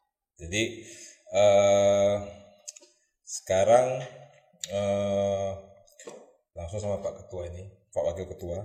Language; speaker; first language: Indonesian; native; Indonesian